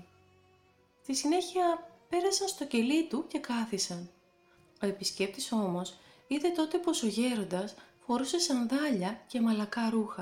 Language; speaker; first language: Greek; native; Greek